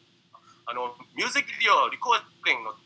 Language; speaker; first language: Japanese; non-native, fluent; English